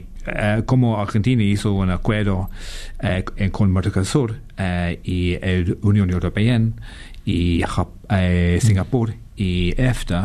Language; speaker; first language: Spanish; non-native, fluent; English